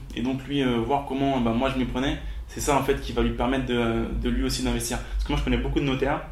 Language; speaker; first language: French; native; French